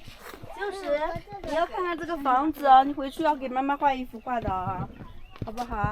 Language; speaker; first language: Chinese; native; Chinese